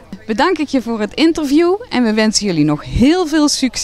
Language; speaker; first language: Dutch; native; Dutch